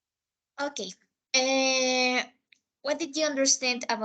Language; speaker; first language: English; non-native, fluent; Spanish